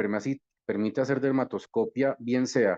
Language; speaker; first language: Spanish; native; Spanish